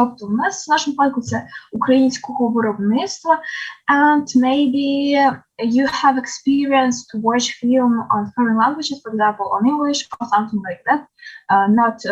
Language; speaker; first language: English; non-native, learner; Ukrainian